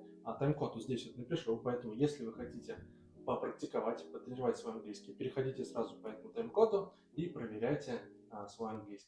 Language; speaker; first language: Russian; native; Russian